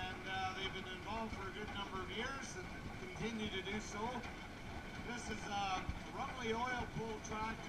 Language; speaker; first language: English; native; English